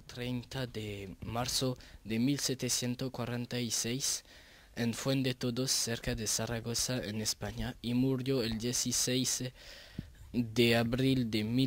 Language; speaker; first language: Spanish; non-native, learner; French